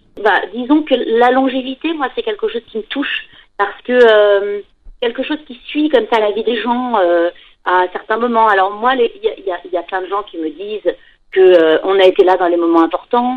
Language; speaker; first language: French; native; French